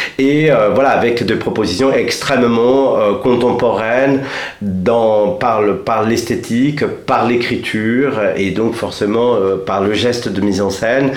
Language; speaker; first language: French; non-native, fluent; Spanish